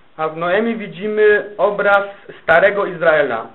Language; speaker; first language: Polish; native; Polish